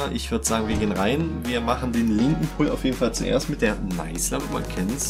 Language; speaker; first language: German; native; German